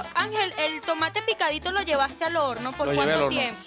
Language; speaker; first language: Spanish; native; Spanish